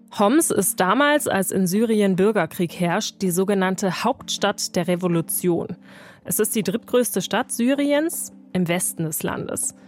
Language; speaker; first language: German; native; German